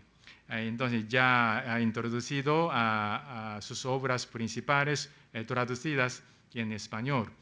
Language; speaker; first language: Spanish; non-native, fluent; Japanese